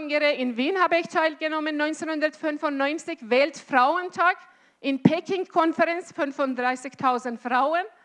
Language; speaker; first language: German; non-native, fluent; Azerbaijani